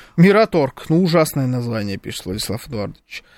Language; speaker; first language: Russian; native; Russian